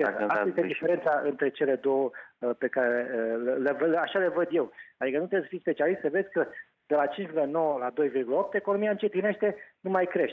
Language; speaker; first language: Romanian; native; Romanian